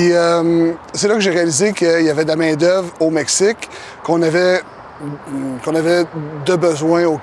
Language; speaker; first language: French; native; French